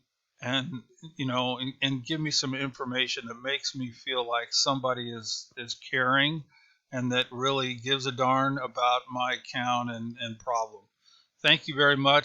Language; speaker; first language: English; native; English